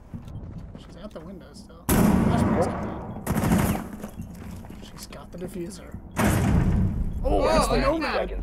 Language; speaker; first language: English; native; English